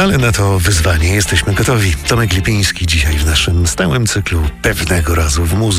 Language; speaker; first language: Polish; native; Polish